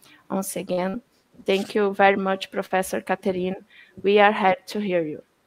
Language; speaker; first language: English; non-native, fluent; Portuguese